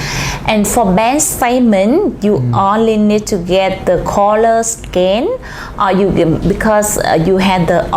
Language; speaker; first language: English; non-native, learner; Vietnamese